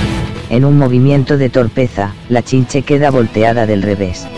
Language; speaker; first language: Spanish; native; Spanish